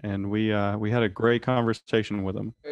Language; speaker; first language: English; native; English